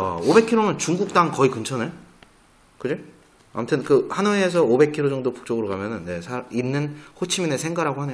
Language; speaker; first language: Korean; native; Korean